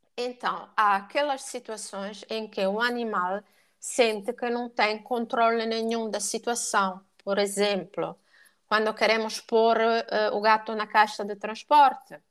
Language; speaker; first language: Portuguese; non-native, fluent; Italian